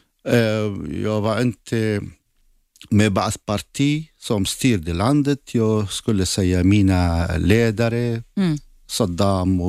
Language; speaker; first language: Swedish; non-native, fluent; Assyrian Neo-Aramaic